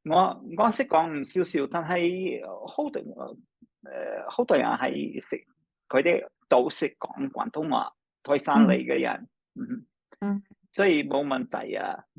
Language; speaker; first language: Chinese; non-native, fluent; English